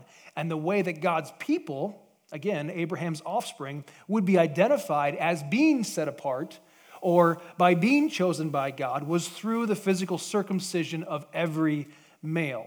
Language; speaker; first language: English; native; English